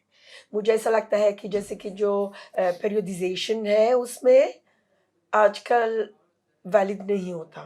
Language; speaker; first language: Hindi; non-native, fluent; Italian